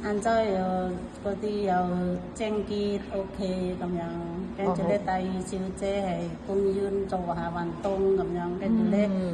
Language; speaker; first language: Cantonese; non-native, fluent; Indonesian